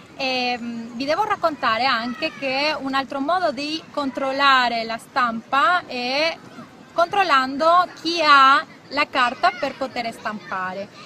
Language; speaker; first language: Italian; non-native, fluent; Spanish